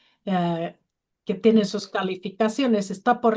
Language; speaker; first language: Spanish; non-native, learner; Finnish